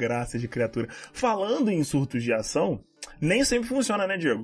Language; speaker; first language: Portuguese; native; Portuguese